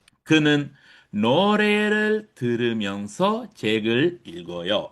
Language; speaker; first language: Korean; non-native, fluent; Sinhala